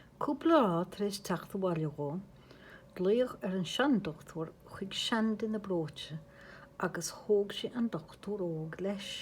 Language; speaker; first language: Irish; native; Irish